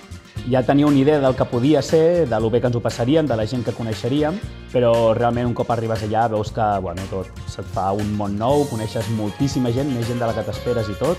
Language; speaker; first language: Catalan; native; Catalan